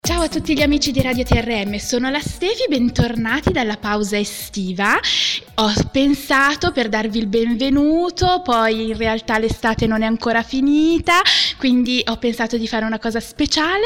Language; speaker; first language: Italian; native; Italian